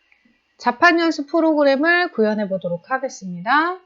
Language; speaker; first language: Korean; native; Korean